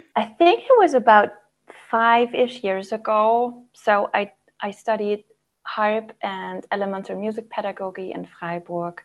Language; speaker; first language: English; non-native, fluent; German